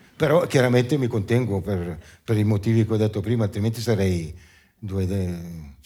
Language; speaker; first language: Italian; native; Italian